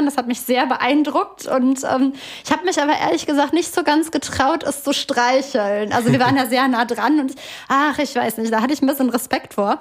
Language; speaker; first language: German; native; German